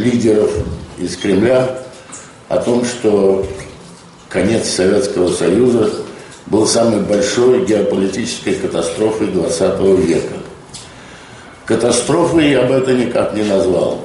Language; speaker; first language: Russian; native; Russian